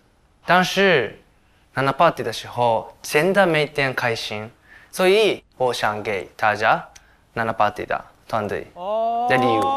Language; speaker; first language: Chinese; non-native, learner; English